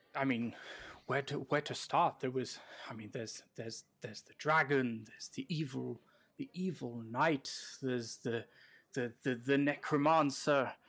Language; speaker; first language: English; native; English